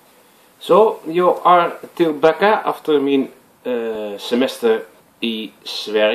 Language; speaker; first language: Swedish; non-native, learner; Dutch